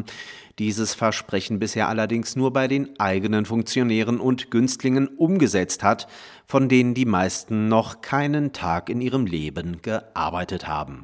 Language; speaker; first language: German; native; German